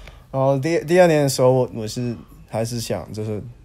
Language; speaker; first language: Chinese; non-native, local second language; Cantonese